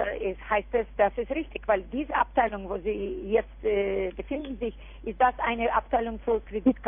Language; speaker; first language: German; non-native, fluent; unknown